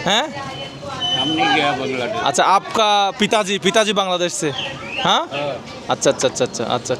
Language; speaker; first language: Hindi; non-native, learner; Bangla